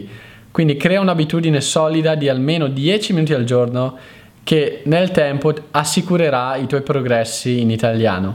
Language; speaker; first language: Italian; native; Italian